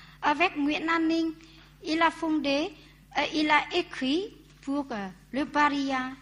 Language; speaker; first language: French; non-native, fluent; Vietnamese